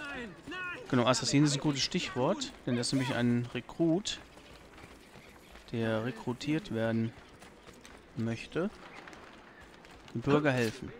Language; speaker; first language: German; native; German